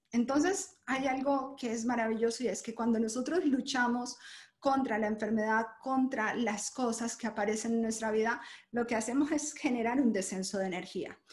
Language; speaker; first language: Spanish; native; Spanish